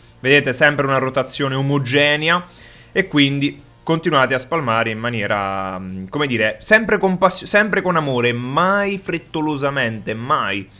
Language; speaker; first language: Italian; native; Italian